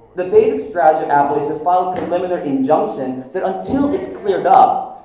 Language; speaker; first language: English; non-native, fluent; Korean